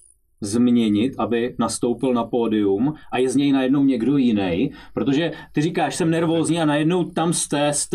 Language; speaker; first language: Czech; native; Czech